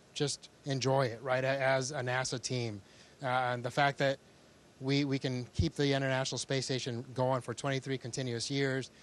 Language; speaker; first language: English; early bilingual, other home language; Spanish